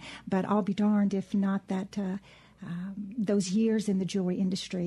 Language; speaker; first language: English; native; English